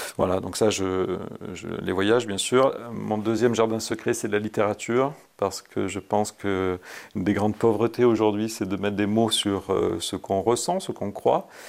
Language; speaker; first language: French; native; French